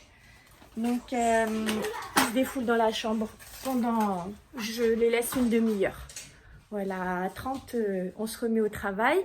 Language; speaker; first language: French; native; French